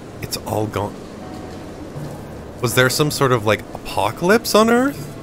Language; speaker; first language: English; native; English